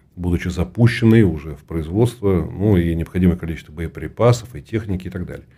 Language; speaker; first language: Russian; native; Russian